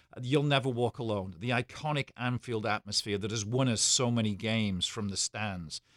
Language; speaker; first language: English; native; English